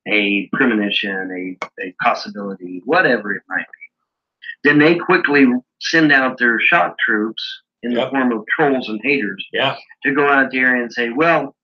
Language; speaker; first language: English; native; English